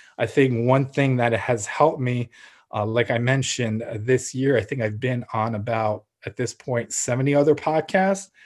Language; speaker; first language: English; early bilingual, other home language; Ukrainian